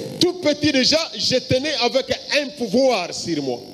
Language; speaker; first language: French; non-native, local second language; Lingala